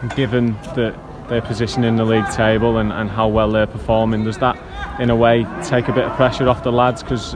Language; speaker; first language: English; native; English